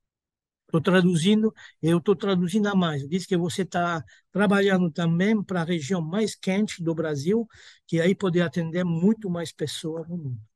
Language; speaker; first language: Portuguese; non-native, fluent; French